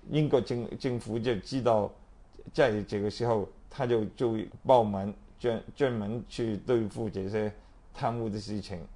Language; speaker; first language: Chinese; non-native, local second language; Cantonese